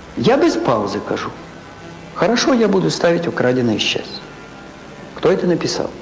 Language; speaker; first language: Ukrainian; native; Ukrainian